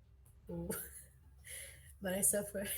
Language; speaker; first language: English; non-native, learner; Portuguese